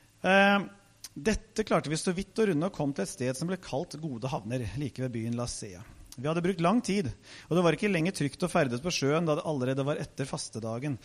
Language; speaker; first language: Norwegian; native; Norwegian